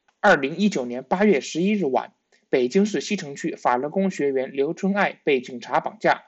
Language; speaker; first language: Chinese; native; Chinese